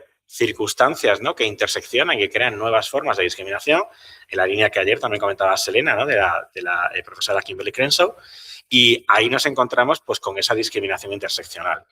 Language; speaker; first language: Spanish; native; Spanish